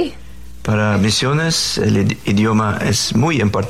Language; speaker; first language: Spanish; non-native, learner; Faroese